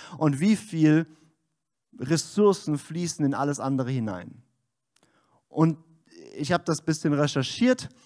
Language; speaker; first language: German; native; German